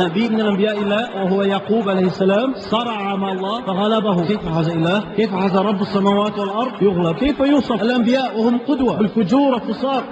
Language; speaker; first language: Arabic; non-native, fluent; Portuguese